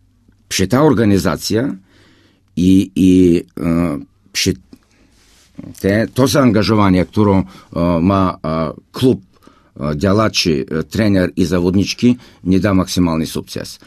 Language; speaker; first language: Polish; non-native, fluent; Bulgarian